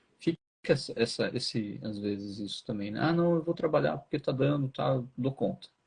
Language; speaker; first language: Portuguese; native; Portuguese